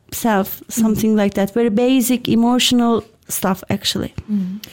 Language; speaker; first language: English; non-native, fluent; Turkish